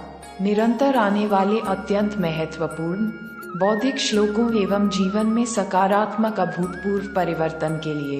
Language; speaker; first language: Hindi; native; Hindi